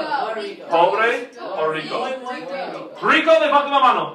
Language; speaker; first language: Spanish; non-native, fluent; English